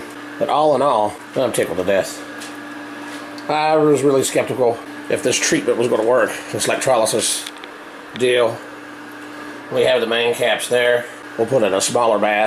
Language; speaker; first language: English; native; English